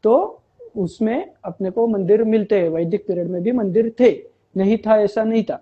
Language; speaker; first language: Hindi; non-native, local second language; Marathi